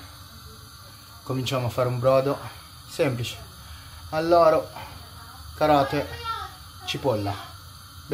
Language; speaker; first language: Italian; early bilingual, other home language; Filipino